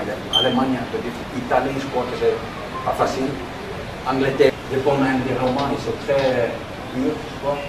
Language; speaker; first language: French; non-native, learner; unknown